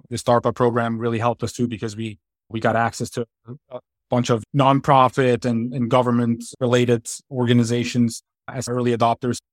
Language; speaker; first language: English; non-native, fluent; German